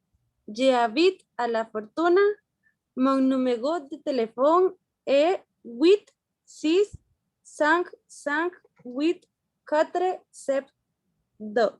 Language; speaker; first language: French; non-native, learner; Spanish